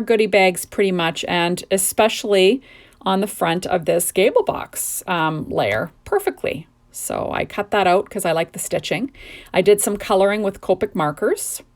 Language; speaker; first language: English; native; English